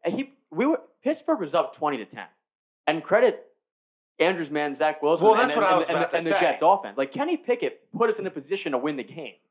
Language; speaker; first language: English; native; English